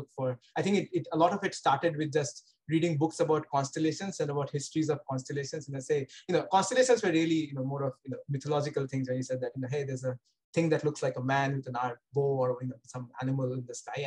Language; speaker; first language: English; non-native, local second language; Bangla